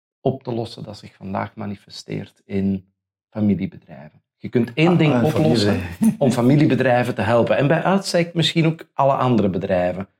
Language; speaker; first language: Dutch; native; Dutch